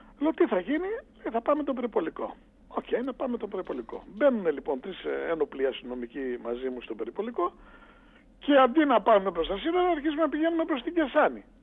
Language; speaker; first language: Greek; native; Greek